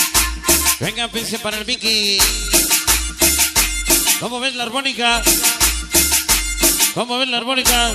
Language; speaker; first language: Spanish; native; Spanish